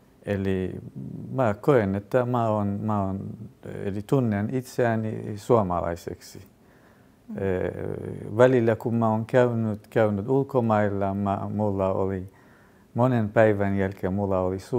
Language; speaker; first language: Finnish; non-native, fluent; Kurdish